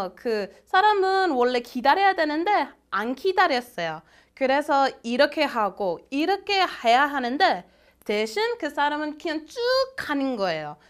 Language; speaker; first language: Korean; non-native, fluent; English